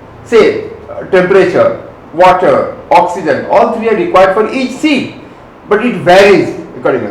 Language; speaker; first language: English; non-native, local second language; Bangla